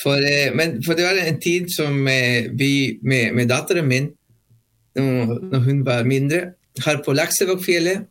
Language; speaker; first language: Norwegian; non-native, learner; Spanish